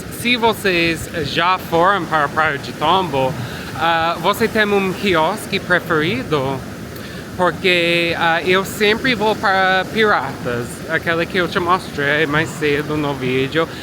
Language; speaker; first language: Portuguese; non-native, fluent; English